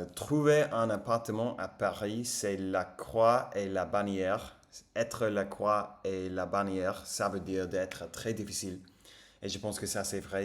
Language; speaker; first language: French; non-native, fluent; English